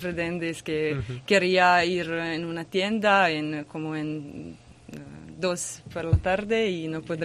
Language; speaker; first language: Spanish; non-native, learner; Croatian